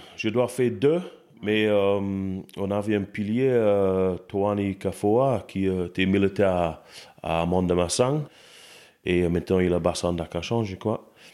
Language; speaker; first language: French; non-native, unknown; English